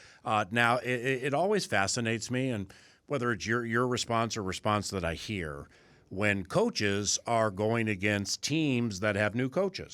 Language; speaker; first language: English; native; English